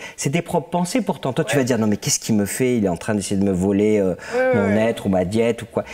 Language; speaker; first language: French; native; French